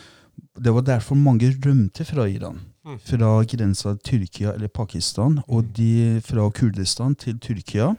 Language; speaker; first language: Norwegian; early bilingual, other home language; Persian